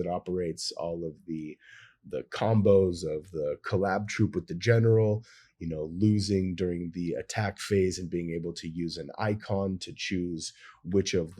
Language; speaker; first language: English; native; English